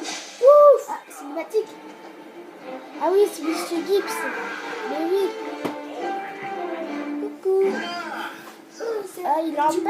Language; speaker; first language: French; native; French